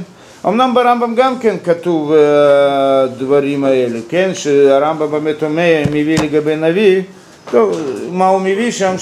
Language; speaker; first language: Hebrew; non-native, fluent; Russian